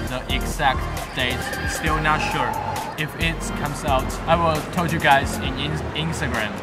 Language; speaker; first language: English; non-native, fluent; Chinese